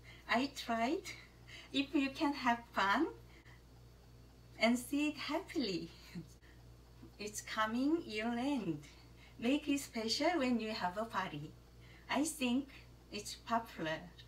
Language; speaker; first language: English; non-native, learner; Korean